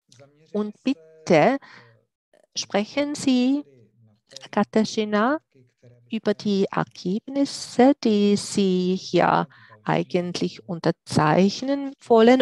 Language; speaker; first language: German; non-native, fluent; Czech